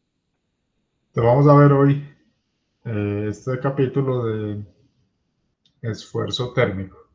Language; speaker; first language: Spanish; native; Spanish